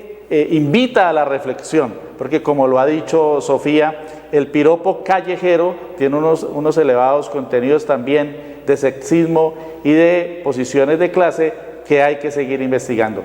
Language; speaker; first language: Spanish; native; Spanish